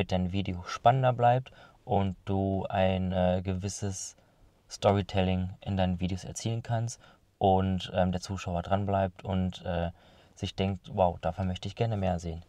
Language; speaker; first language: German; native; German